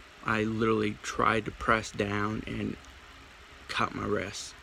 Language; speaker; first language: English; native; English